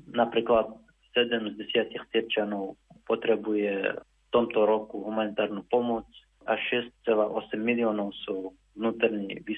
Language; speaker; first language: Slovak; non-native, fluent; Arabic